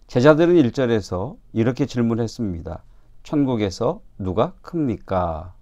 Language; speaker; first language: Korean; native; Korean